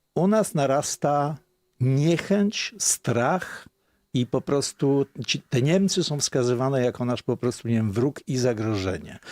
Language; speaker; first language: Polish; native; Polish